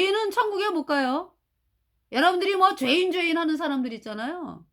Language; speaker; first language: Korean; native; Korean